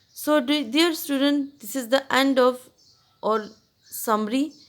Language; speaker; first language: English; non-native, local second language; Urdu